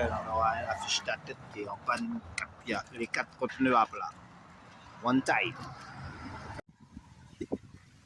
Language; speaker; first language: French; native; French